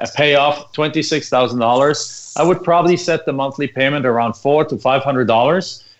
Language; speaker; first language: English; non-native, fluent; German